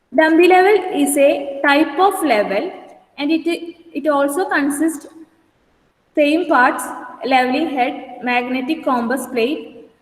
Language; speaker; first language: English; non-native, local second language; Malayalam